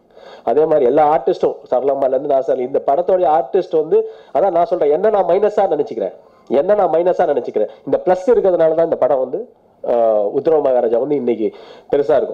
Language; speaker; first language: Tamil; native; Tamil